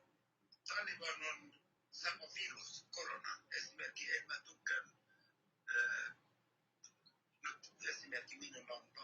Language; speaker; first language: Finnish; non-native, learner; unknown